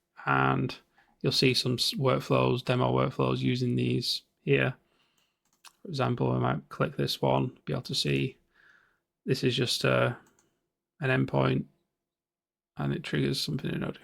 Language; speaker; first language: English; native; English